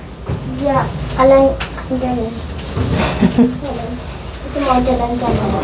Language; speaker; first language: Indonesian; early bilingual, heritage; Indonesian